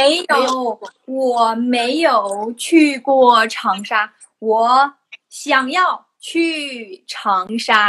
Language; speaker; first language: Chinese; non-native, learner; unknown